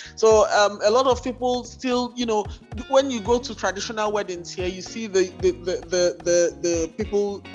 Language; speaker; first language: English; non-native, local second language; Igbo